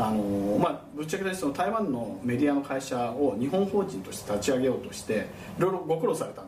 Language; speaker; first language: Japanese; native; Japanese